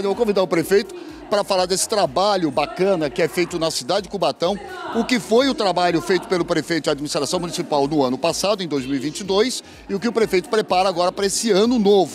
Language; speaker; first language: Portuguese; native; Portuguese